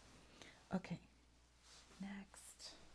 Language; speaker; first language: English; native; English